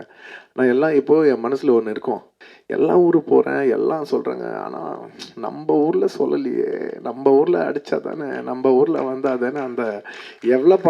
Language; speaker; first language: Tamil; non-native, local second language; Telugu